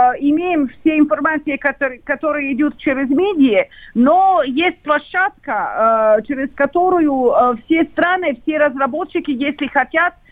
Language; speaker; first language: Russian; non-native, fluent; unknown